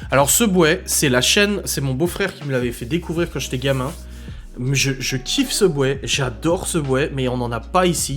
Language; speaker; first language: French; native; French